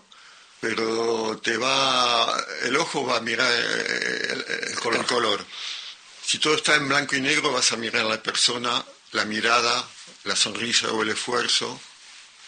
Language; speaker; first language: Spanish; non-native, local second language; French